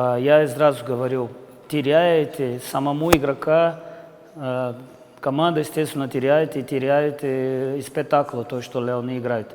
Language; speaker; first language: Russian; non-native, fluent; Portuguese